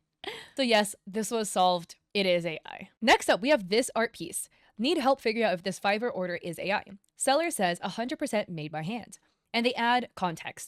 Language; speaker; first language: English; native; English